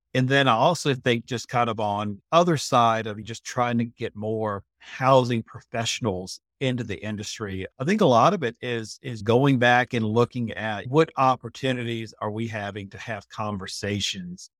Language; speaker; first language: English; native; English